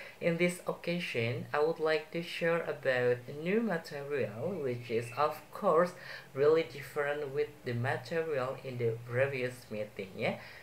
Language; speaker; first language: English; non-native, fluent; Indonesian